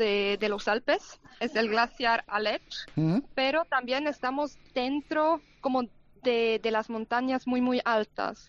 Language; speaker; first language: Spanish; non-native, fluent; German